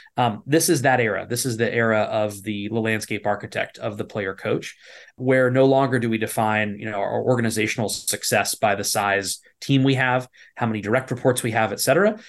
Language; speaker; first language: English; native; English